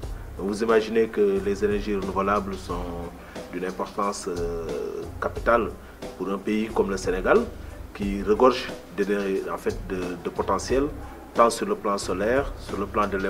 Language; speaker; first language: French; non-native, local second language; Wolof